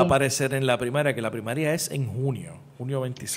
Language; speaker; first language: Spanish; native; Spanish